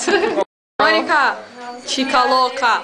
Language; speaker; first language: Portuguese; native; Portuguese